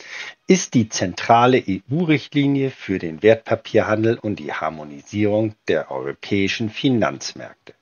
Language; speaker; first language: German; native; German